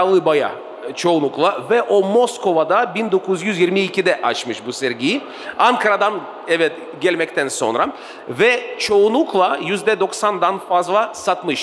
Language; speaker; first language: Turkish; non-native, fluent; Russian